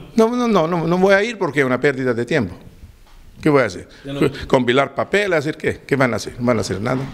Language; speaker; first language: Spanish; non-native, learner; Italian